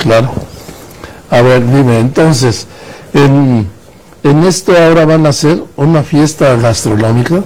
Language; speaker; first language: Spanish; native; Spanish